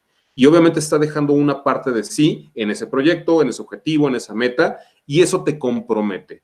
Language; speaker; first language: Spanish; native; Spanish